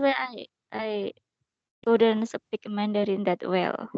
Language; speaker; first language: English; non-native, learner; Indonesian